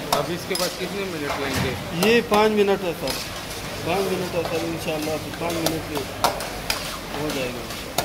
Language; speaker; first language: Urdu; non-native, local second language; Pashto